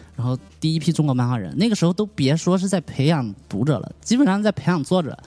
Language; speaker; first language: Chinese; native; Chinese